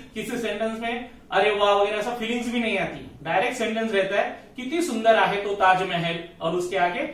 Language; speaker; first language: Hindi; non-native, local second language; Marathi